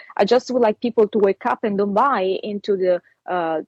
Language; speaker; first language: English; non-native, fluent; Italian